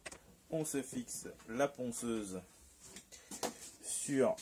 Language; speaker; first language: French; native; French